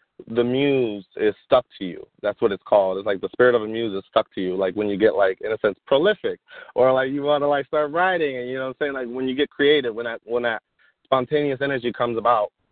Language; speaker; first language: English; early bilingual, other home language; Spanish